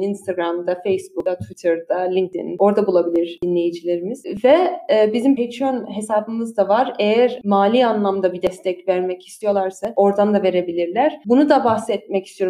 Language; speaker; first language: Turkish; early bilingual, heritage; Turkish